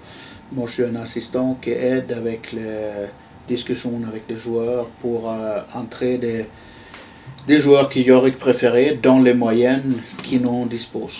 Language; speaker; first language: French; non-native, fluent; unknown